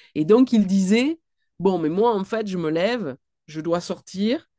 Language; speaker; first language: French; native; French